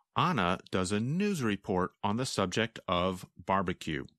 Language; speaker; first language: English; native; English